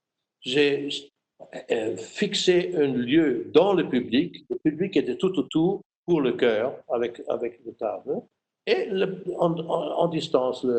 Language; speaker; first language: French; non-native, fluent; German